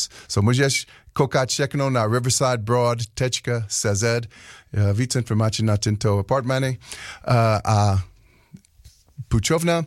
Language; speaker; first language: Czech; non-native, learner; English